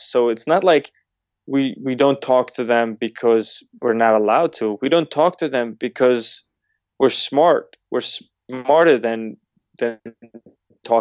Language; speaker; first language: English; early bilingual, other home language; Yiddish